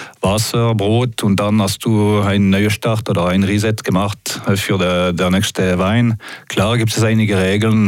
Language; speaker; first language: German; non-native, local second language; French